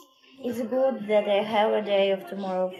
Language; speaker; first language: English; non-native, learner; Russian